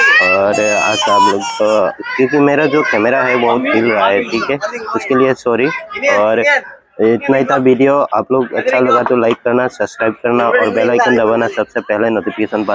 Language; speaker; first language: Hindi; non-native, local second language; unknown